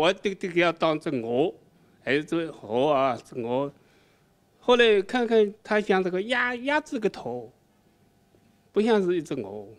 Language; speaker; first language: Chinese; non-native, local second language; Wu Chinese